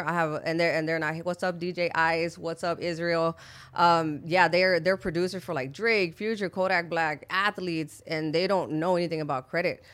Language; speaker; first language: English; early bilingual, other home language; Spanish